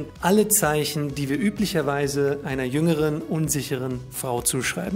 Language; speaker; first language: German; native; German